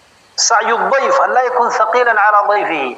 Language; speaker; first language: Arabic; non-native, fluent; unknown